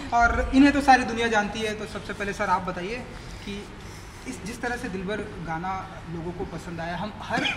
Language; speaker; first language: Hindi; native; Hindi